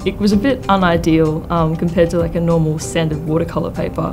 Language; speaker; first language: English; native; English